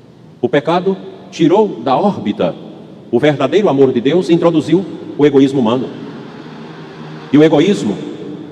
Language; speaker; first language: Portuguese; native; Portuguese